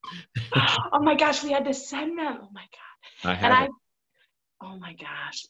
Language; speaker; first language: English; native; English